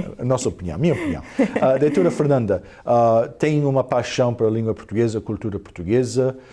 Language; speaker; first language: Portuguese; early bilingual, heritage; Portuguese